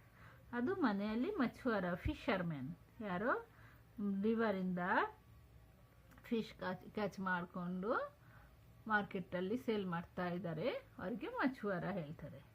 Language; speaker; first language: Kannada; non-native, local second language; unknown